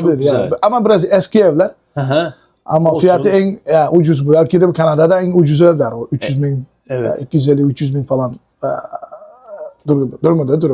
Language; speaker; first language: Turkish; non-native, learner; Uyghur